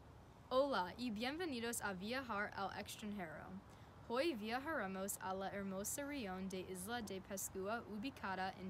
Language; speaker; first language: Spanish; non-native, learner; English